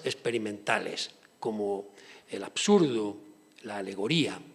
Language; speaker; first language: Spanish; native; Spanish